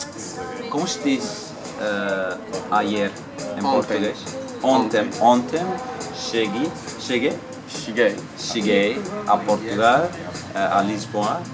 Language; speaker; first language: Portuguese; non-native, learner; German